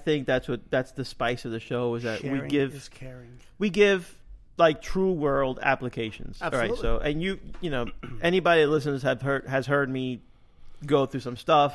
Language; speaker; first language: English; native; English